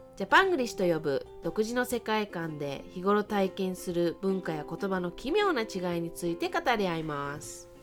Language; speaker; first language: Japanese; native; Japanese